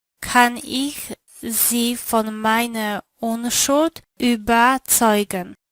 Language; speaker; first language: German; non-native, learner; Polish